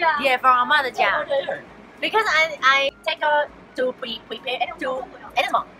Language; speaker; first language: English; non-native, learner; Chinese